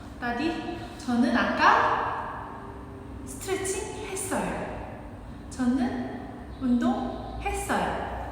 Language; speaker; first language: Korean; non-native, fluent; Indonesian